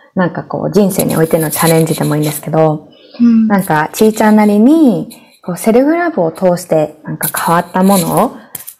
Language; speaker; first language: Japanese; native; Japanese